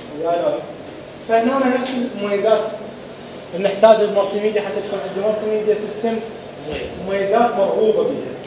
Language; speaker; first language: Arabic; native; Arabic